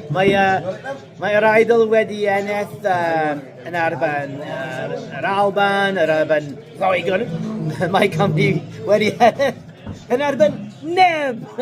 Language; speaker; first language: Welsh; non-native, learner; English